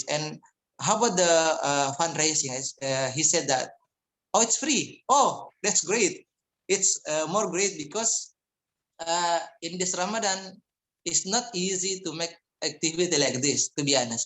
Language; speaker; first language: English; non-native, fluent; Indonesian